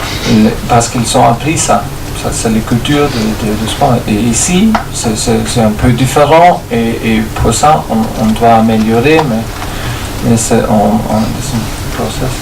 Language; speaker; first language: French; non-native, fluent; German